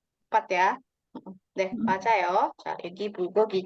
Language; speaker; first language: Korean; non-native, fluent; Indonesian